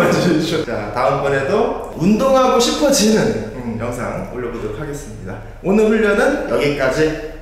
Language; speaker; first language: Korean; native; Korean